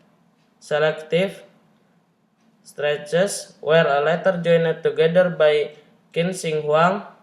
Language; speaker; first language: English; non-native, learner; Indonesian